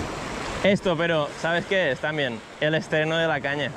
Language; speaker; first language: Spanish; native; Spanish